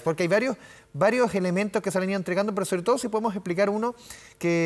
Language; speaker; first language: Spanish; native; Spanish